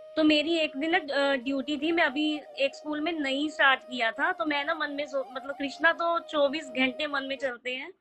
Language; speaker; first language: Hindi; native; Hindi